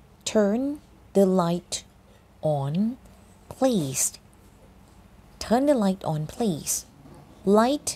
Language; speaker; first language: English; non-native, fluent; Thai